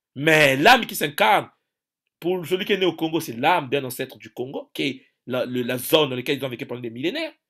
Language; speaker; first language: French; non-native, local second language; Kongo